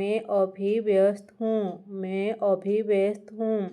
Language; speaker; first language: Hindi; non-native, local second language; Odia